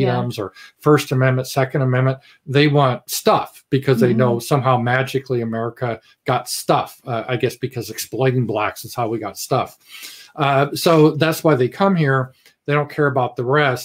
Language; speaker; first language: English; native; English